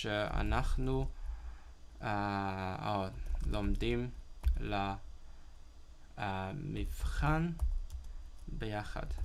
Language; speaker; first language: Hebrew; non-native, learner; Cantonese